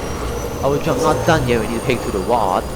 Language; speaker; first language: English; non-native, learner; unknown